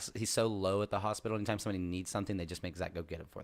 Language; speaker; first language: English; native; English